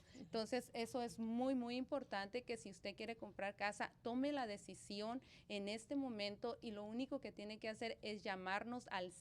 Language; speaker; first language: Spanish; early bilingual, other home language; English